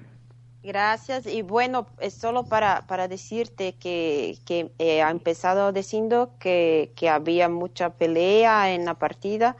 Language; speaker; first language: Spanish; non-native, fluent; Portuguese